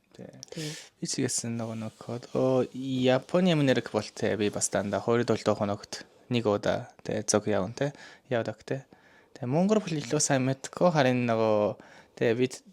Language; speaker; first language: Mongolian; non-native, learner; Japanese